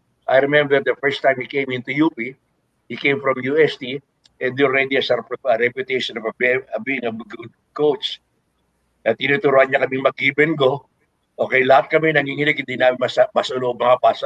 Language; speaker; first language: English; non-native, local second language; Filipino